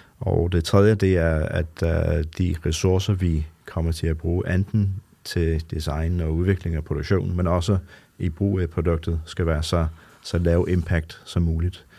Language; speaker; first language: Danish; non-native, fluent; English